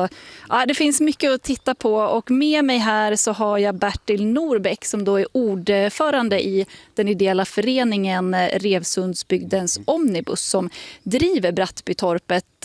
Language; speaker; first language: Swedish; native; Swedish